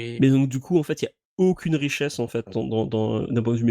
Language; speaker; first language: French; native; French